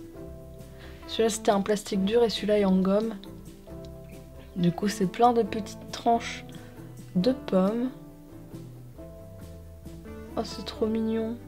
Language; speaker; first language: French; native; French